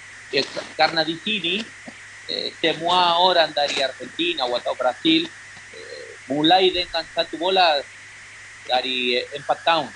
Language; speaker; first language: Indonesian; non-native, learner; Spanish